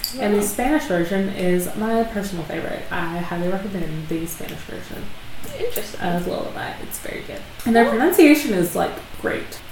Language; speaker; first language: English; native; English